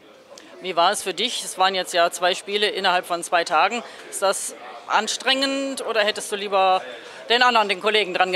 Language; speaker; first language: German; native; German